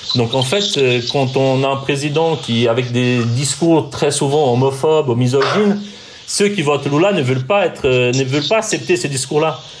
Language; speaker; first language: French; non-native, fluent; Portuguese